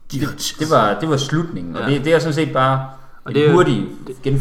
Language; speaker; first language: Danish; native; Danish